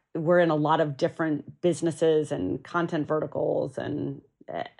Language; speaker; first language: English; native; English